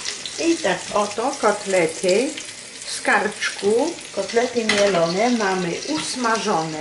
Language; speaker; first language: Polish; native; Polish